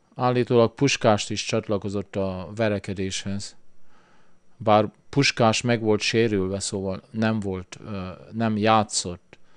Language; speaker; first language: Hungarian; early bilingual, heritage; Hungarian